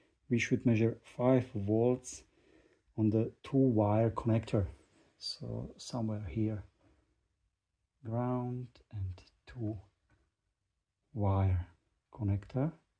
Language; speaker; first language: English; non-native, fluent; Czech